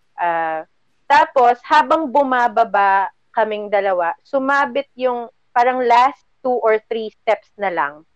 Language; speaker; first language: Filipino; native; Filipino